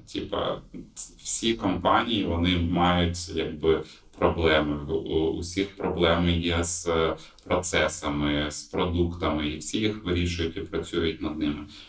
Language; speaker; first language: Ukrainian; non-native, local second language; Russian